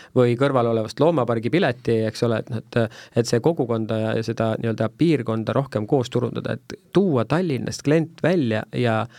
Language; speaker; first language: Estonian; native; Estonian